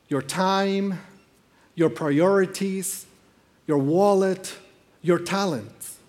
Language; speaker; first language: English; non-native, fluent; Spanish